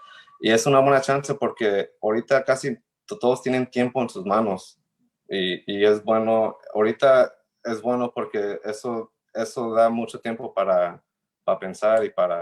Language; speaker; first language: Spanish; early bilingual, heritage; Spanish